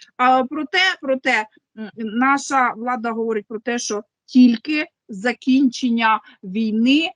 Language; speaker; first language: Ukrainian; native; Ukrainian